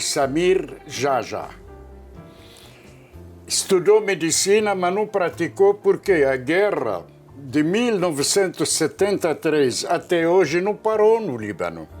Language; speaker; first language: Portuguese; non-native, fluent; Arabic